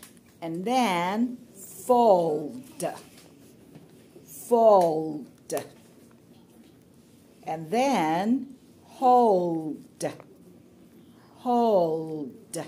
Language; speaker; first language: English; non-native, fluent; Chinese